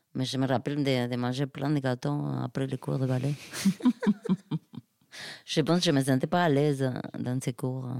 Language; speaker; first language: French; non-native, fluent; Spanish